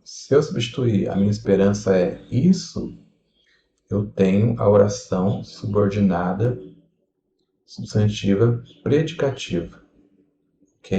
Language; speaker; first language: Portuguese; native; Portuguese